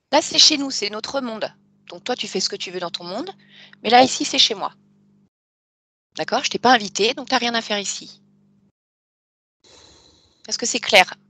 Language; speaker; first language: French; native; French